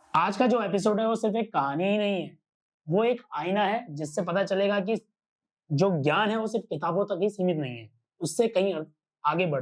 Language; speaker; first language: Hindi; native; Hindi